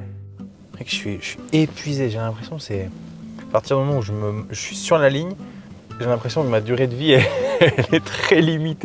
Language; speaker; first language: French; native; French